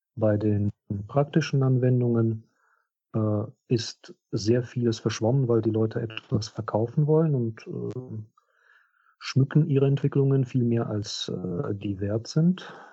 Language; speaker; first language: German; non-native, fluent; Russian